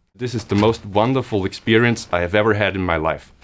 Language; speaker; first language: English; non-native, fluent; German